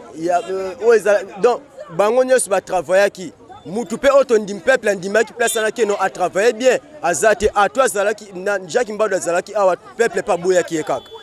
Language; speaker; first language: Lingala; non-native, local second language; Kongo